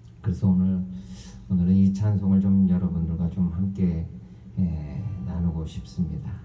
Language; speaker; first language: Korean; native; Korean